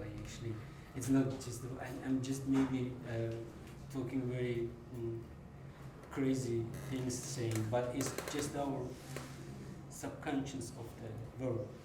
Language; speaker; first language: English; non-native, fluent; Azerbaijani